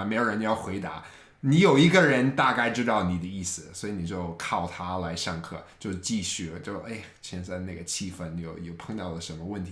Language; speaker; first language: Chinese; non-native, fluent; English